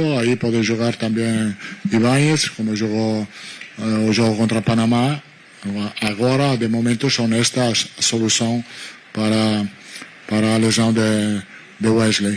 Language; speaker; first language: Portuguese; non-native, learner; Italian